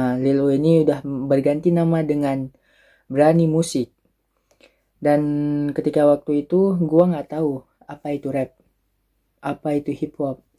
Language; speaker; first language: Indonesian; early bilingual, other home language; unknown